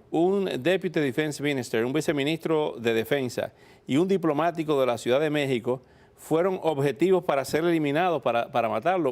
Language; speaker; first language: Spanish; native; Spanish